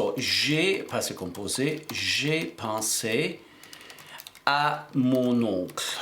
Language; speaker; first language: French; non-native, fluent; English